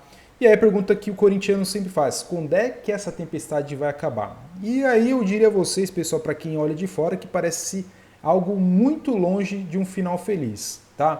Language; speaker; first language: Portuguese; native; Portuguese